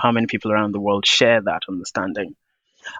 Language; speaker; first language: English; non-native, local second language; Yoruba